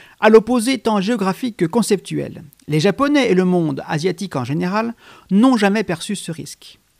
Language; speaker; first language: French; native; French